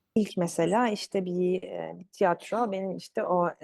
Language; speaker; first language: Turkish; early bilingual, other home language; Arabic